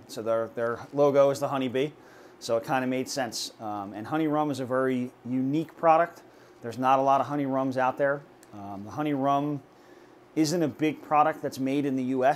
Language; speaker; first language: English; native; English